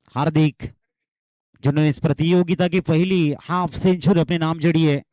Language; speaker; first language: Hindi; non-native, local second language; Marathi